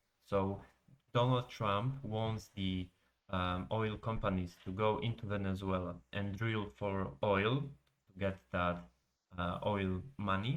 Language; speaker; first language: English; non-native, fluent; Polish